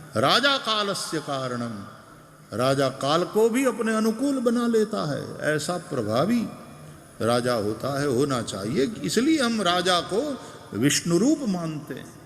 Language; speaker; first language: Hindi; non-native, local second language; Gujarati